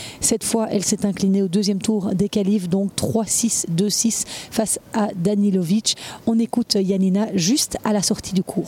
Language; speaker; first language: French; native; French